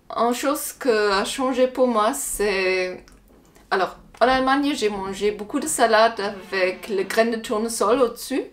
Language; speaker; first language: French; non-native, learner; German